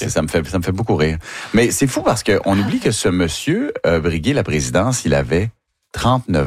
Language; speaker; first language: French; native; French